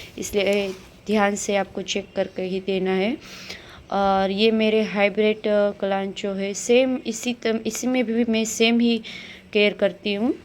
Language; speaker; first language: Hindi; non-native, local second language; Gujarati